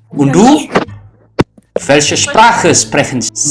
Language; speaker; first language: German; non-native, learner; Indonesian